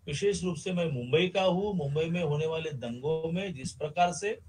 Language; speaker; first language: Hindi; non-native, local second language; Marathi